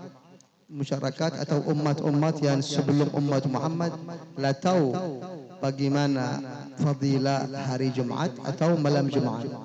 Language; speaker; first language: Indonesian; non-native, fluent; Arabic